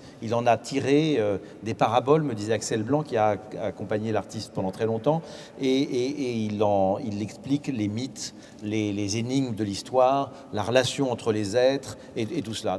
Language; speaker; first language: French; native; French